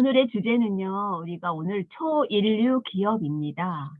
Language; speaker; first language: Korean; native; Korean